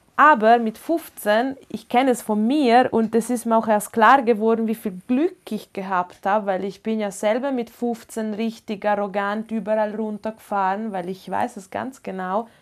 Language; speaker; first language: German; non-native, local second language; Ladin